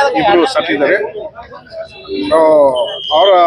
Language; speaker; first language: Kannada; non-native, fluent; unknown